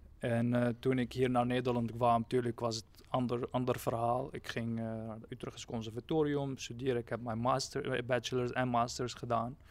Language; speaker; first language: Dutch; non-native, fluent; Arabic